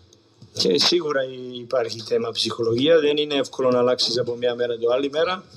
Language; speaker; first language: Greek; non-native, fluent; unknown